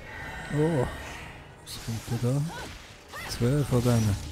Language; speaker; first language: German; native; German